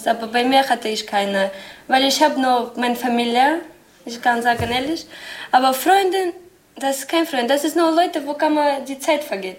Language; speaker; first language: German; non-native, learner; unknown